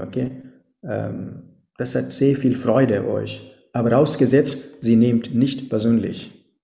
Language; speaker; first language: German; non-native, fluent; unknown